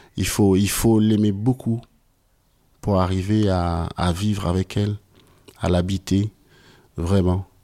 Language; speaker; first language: French; non-native, local second language; Haitian Creole